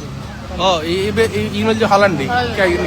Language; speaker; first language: Hindi; non-native, learner; Bangla